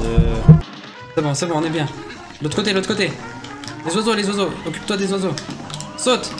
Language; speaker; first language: French; native; French